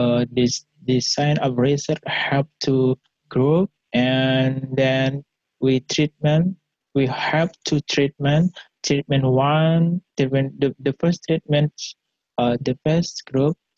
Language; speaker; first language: English; non-native, learner; Indonesian